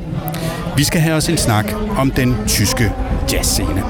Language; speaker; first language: Danish; native; Danish